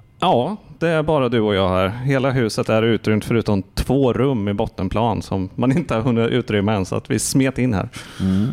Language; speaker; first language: Swedish; native; Swedish